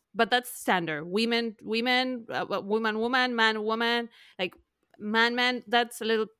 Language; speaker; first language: English; non-native, fluent; Spanish